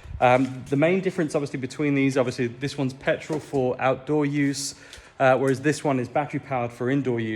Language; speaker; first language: English; native; English